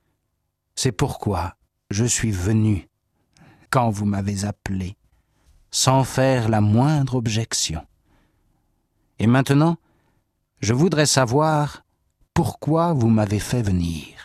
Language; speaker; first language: French; native; French